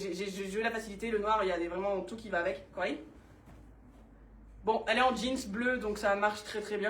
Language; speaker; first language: French; native; French